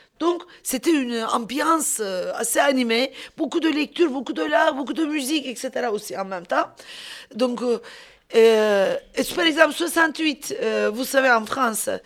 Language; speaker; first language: French; non-native, fluent; Turkish